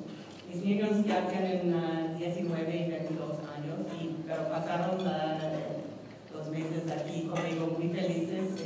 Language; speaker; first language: Spanish; non-native, fluent; English